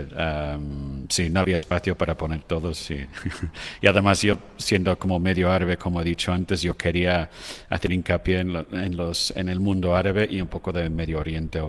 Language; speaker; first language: Spanish; non-native, fluent; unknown